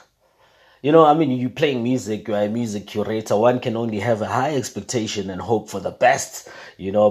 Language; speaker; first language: English; non-native, local second language; Zulu